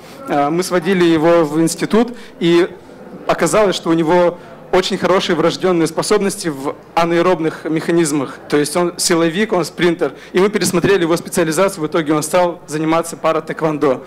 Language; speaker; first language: Russian; native; Russian